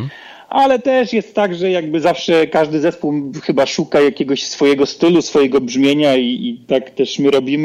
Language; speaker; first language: Polish; native; Polish